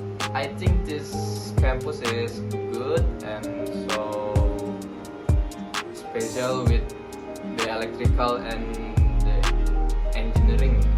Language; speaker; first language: English; non-native, learner; Indonesian